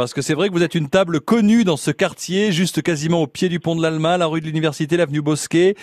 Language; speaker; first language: French; native; French